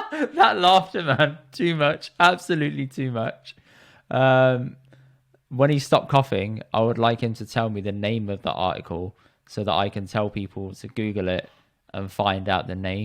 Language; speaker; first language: English; early bilingual, other home language; Punjabi